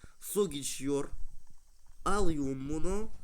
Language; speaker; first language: Turkish; non-native, learner; Russian